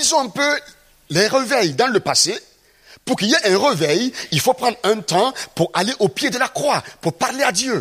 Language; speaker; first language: French; non-native, local second language; Mossi